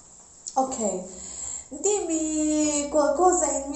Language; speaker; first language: Italian; non-native, learner; Mizo